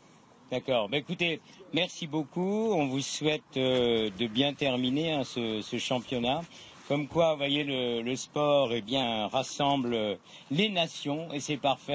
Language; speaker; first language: French; native; French